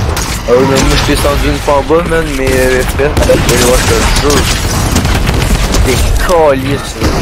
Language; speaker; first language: French; native; French